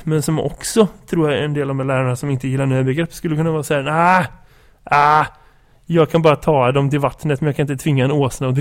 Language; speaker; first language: Swedish; native; Swedish